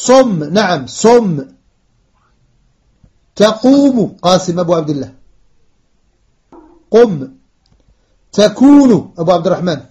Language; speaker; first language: Arabic; non-native, fluent; French